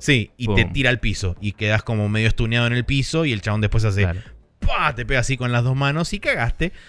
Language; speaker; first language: Spanish; native; Spanish